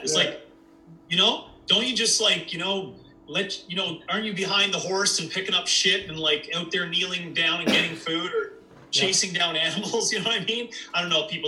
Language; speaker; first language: English; native; English